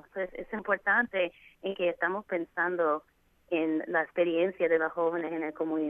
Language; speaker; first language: Spanish; non-native, fluent; English